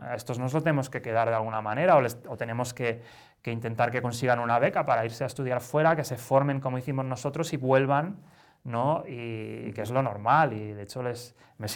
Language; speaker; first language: Spanish; native; Spanish